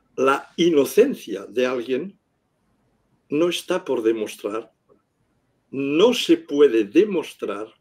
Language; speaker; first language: Spanish; non-native, local second language; Catalan